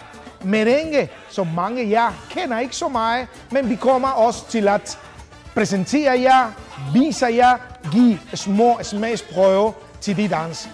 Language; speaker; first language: Danish; non-native, fluent; Spanish